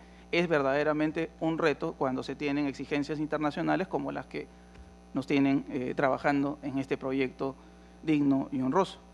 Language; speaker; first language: Spanish; native; Spanish